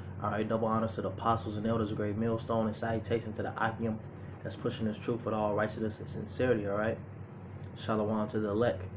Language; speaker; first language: English; native; English